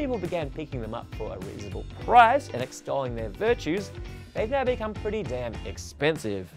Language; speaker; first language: English; native; English